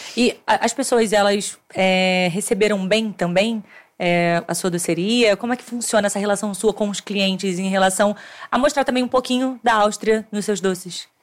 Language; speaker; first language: Portuguese; native; Portuguese